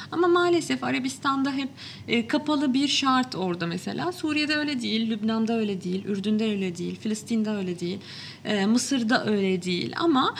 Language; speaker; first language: Turkish; early bilingual, other home language; Arabic